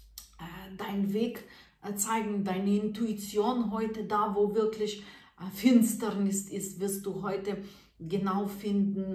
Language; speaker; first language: German; non-native, fluent; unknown